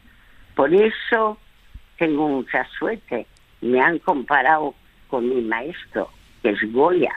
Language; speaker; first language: Spanish; early bilingual, other home language; French